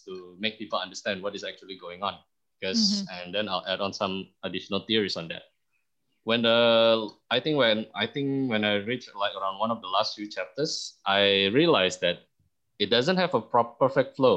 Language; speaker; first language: English; early bilingual, other home language; Indonesian